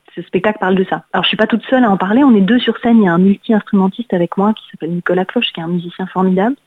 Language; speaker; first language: French; native; French